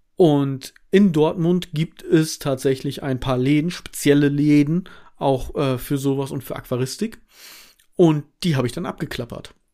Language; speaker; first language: German; native; German